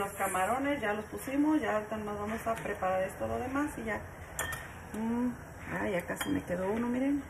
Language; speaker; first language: Spanish; native; Spanish